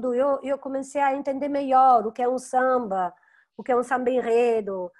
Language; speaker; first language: Portuguese; non-native, fluent; Italian